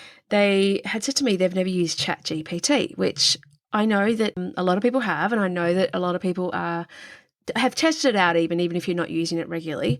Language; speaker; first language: English; native; English